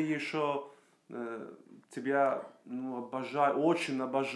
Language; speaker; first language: Russian; non-native, fluent; Greek